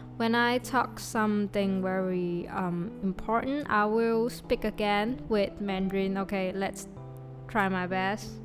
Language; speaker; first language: English; non-native, local second language; Chinese